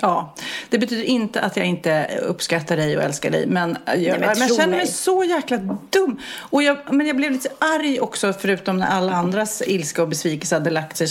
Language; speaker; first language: Swedish; native; Swedish